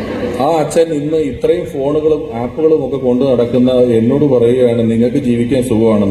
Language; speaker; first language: Malayalam; native; Malayalam